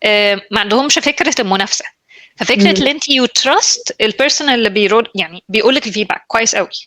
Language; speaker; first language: Arabic; native; Arabic